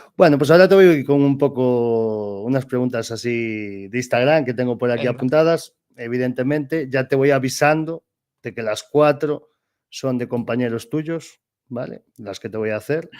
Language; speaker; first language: Spanish; non-native, local second language; Galician